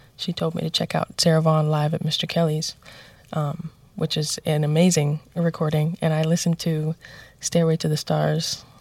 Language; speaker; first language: English; native; English